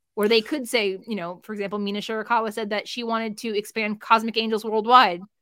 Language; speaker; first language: English; native; English